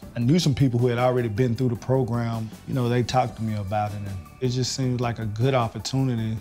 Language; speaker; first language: English; native; English